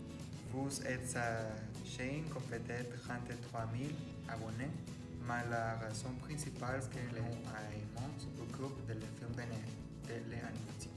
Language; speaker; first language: French; non-native, learner; Spanish